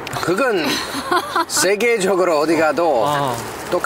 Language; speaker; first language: Korean; non-native, fluent; English